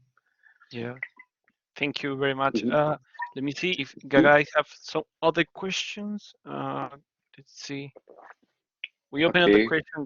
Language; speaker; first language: English; non-native, learner; Spanish